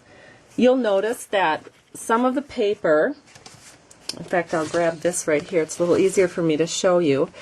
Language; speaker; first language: English; native; English